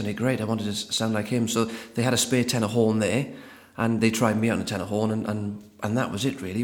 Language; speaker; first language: English; native; English